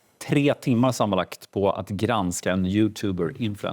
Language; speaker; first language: Swedish; native; Swedish